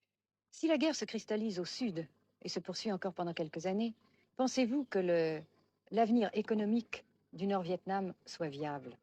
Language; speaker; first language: French; native; French